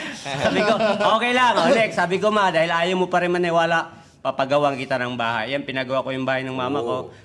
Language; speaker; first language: Filipino; non-native, local second language; Masbatenyo